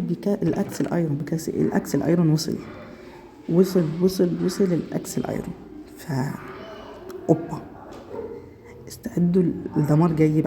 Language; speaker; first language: Arabic; native; Arabic